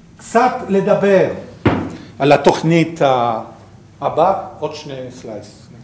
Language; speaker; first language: Hebrew; non-native, fluent; French